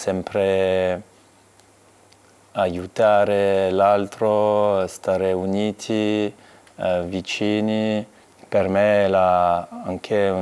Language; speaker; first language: Italian; non-native, fluent; French